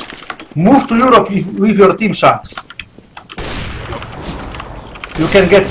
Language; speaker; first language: English; non-native, learner; Polish